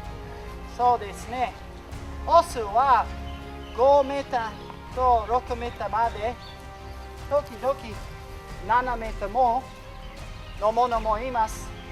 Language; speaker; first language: Japanese; non-native, learner; English